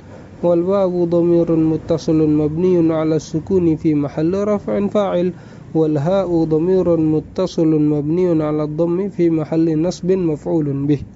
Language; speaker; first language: Arabic; non-native, fluent; Indonesian